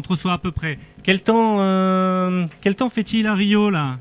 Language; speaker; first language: French; native; French